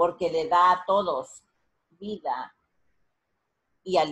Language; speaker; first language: Spanish; native; Spanish